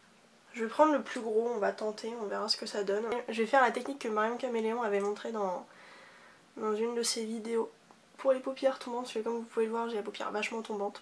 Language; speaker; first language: French; native; French